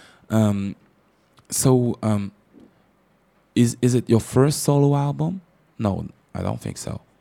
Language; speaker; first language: English; non-native, learner; French